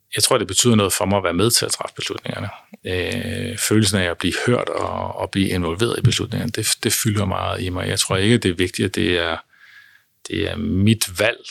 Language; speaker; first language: Danish; native; Danish